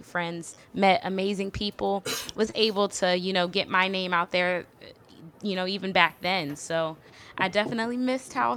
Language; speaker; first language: English; native; English